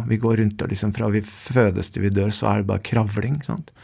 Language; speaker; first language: Norwegian; early bilingual, other home language; Spanish